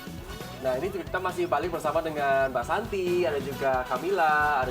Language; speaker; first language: Indonesian; native; Indonesian